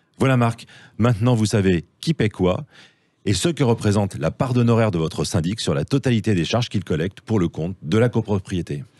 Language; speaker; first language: French; native; French